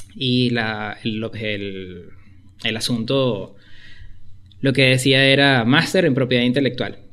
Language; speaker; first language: Spanish; native; Spanish